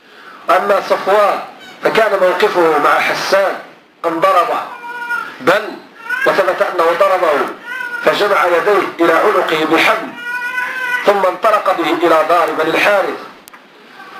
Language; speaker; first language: Arabic; native; Arabic